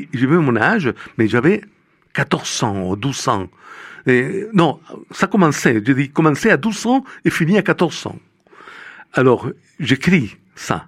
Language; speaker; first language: French; non-native, fluent; Spanish